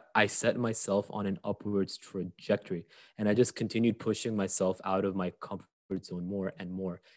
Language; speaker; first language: English; early bilingual, other home language; Arabic